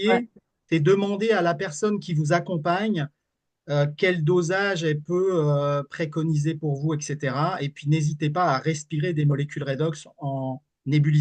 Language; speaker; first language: French; native; French